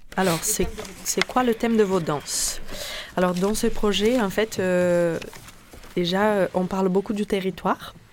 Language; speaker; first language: French; non-native, fluent; Portuguese